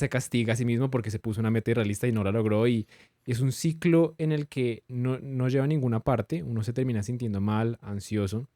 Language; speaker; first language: Spanish; native; Spanish